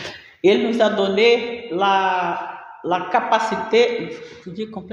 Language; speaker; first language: French; non-native, learner; Portuguese